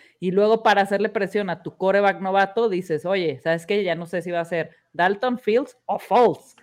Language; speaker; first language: Spanish; early bilingual, heritage; Spanish